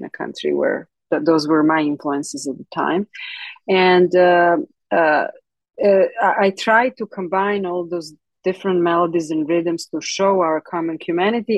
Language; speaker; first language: English; non-native, fluent; Serbian